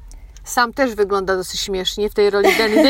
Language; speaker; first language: Polish; native; Polish